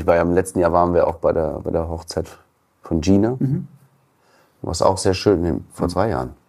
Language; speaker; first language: German; native; German